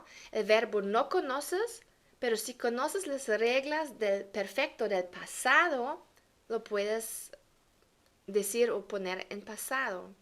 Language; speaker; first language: Spanish; non-native, fluent; German